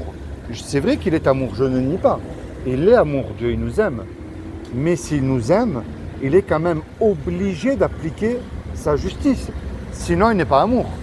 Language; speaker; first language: French; native; French